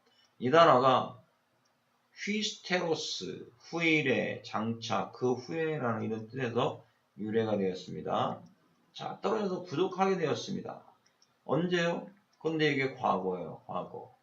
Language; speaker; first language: Korean; native; Korean